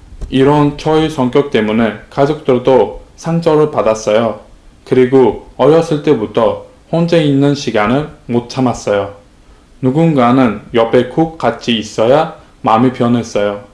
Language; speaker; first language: Korean; non-native, fluent; Uzbek